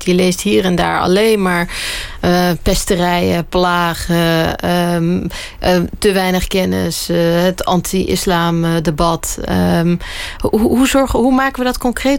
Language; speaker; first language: Dutch; native; Dutch